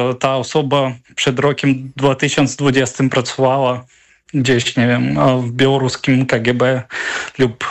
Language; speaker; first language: Polish; non-native, fluent; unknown